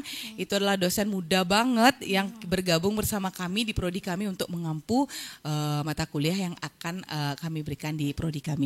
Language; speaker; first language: Indonesian; native; Indonesian